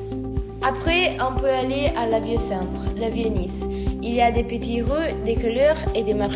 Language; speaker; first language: French; non-native, learner; Italian